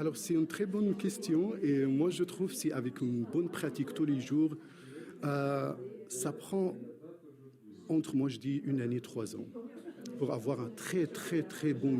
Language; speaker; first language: French; non-native, fluent; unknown